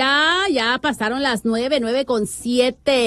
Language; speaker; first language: Spanish; native; Spanish